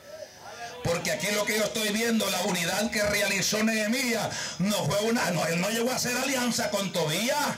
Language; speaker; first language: Spanish; native; Spanish